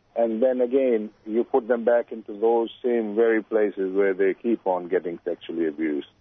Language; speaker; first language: English; non-native, local second language; Urdu